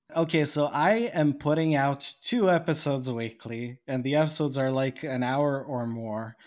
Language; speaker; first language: English; non-native, fluent; Bosnian